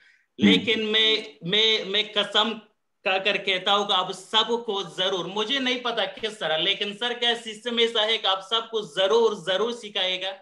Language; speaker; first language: Hindi; non-native, learner; Persian